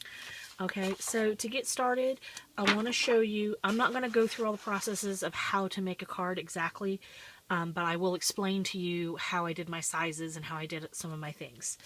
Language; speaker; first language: English; native; English